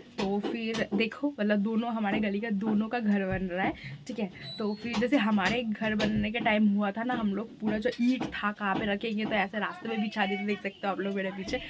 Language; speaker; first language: Hindi; non-native, local second language; Bangla